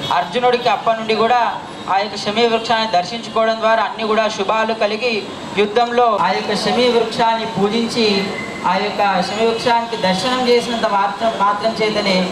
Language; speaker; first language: Telugu; native; Telugu